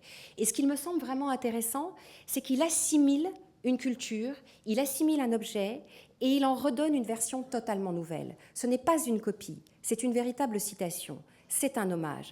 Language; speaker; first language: French; native; French